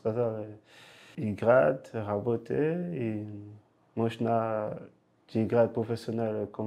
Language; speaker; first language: Russian; non-native, learner; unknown